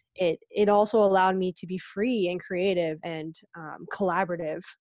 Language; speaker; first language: English; native; English